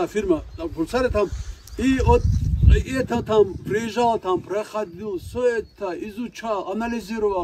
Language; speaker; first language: Russian; non-native, local second language; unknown